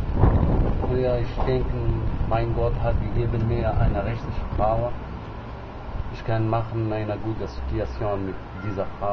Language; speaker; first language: German; non-native, learner; Arabic